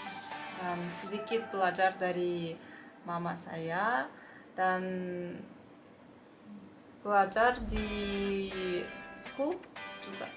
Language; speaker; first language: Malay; non-native, learner; Russian